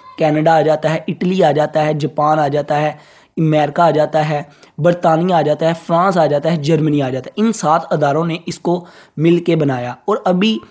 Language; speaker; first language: Urdu; native; Urdu